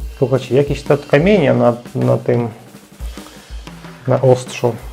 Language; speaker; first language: Polish; non-native, learner; Ukrainian